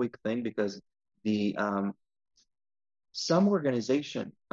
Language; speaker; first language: English; non-native, fluent; Hebrew